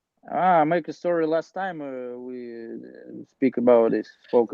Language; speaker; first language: English; non-native, learner; Russian